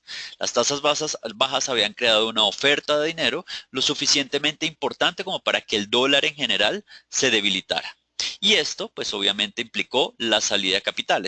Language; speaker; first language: Spanish; native; Spanish